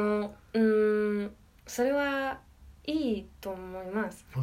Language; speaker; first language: Japanese; non-native, learner; Spanish